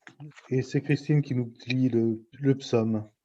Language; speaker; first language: French; native; French